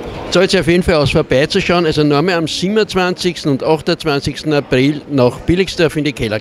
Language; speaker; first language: German; native; German